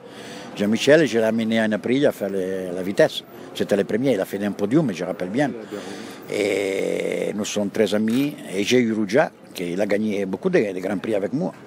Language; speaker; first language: French; non-native, fluent; Italian